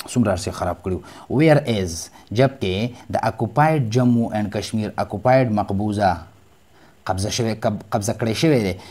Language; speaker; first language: Urdu; non-native, local second language; Pashto